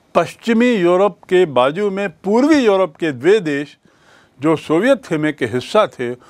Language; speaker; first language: Hindi; native; Hindi